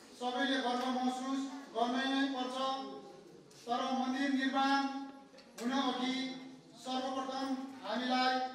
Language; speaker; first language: Nepali; native; Nepali